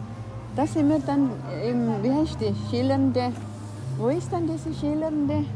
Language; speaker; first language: German; non-native, learner; Cebuano